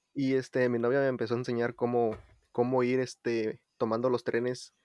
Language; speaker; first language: Spanish; native; Spanish